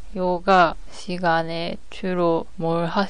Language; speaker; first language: Korean; non-native, learner; Japanese